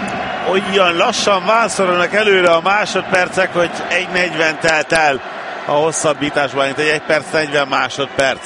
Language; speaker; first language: Hungarian; native; Hungarian